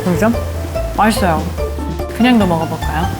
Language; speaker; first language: Korean; non-native, fluent; English